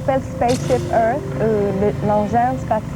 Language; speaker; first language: French; non-native, learner; English